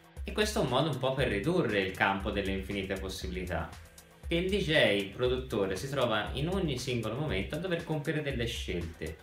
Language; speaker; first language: Italian; native; Italian